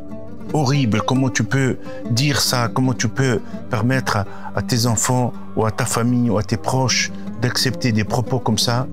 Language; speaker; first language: French; non-native, local second language; Arabic